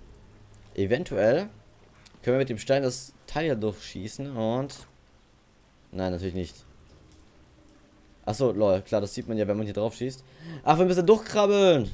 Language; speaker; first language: German; native; German